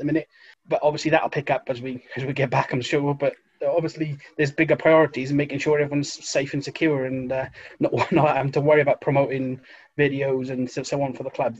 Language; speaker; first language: English; native; English